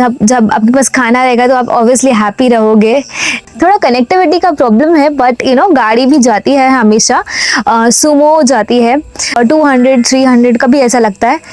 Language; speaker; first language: Hindi; native; Hindi